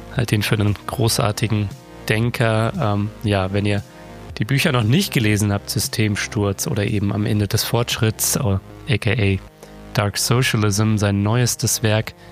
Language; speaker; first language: German; native; German